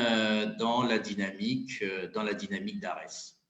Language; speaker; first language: French; native; French